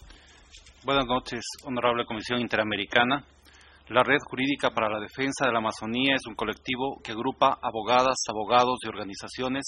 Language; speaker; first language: Spanish; native; Spanish